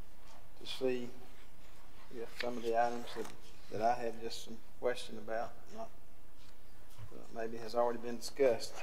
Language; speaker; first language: English; native; English